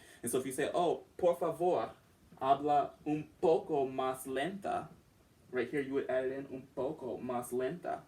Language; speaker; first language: Spanish; non-native, learner; English